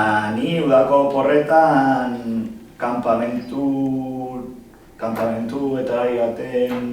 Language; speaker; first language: Basque; non-native, local second language; Spanish